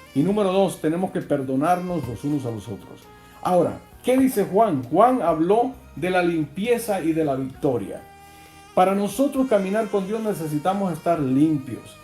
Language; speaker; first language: Spanish; native; Spanish